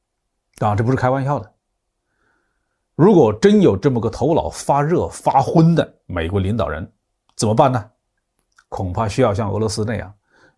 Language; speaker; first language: Chinese; native; Chinese